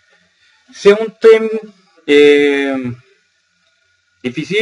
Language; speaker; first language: French; non-native, learner; Spanish